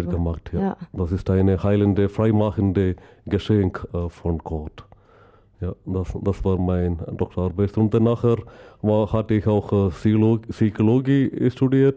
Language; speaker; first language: German; non-native, learner; Malayalam